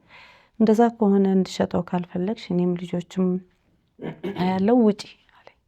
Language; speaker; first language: Amharic; early bilingual, heritage; Amharic